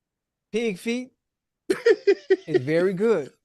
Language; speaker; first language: English; native; English